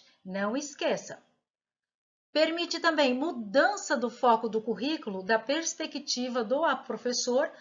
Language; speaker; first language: Portuguese; native; Portuguese